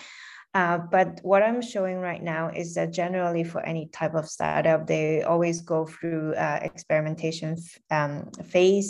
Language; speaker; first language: English; non-native, local second language; Cantonese